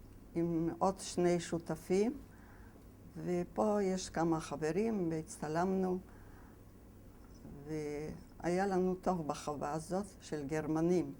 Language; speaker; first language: Hebrew; non-native, fluent; Yiddish